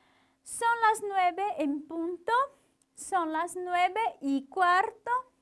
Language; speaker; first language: Spanish; non-native, fluent; Portuguese